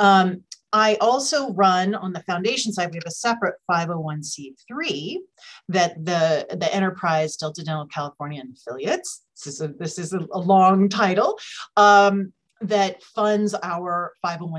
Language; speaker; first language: English; native; English